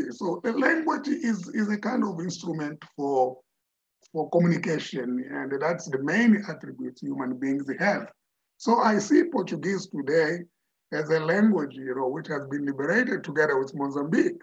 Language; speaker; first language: English; non-native, fluent; Tsonga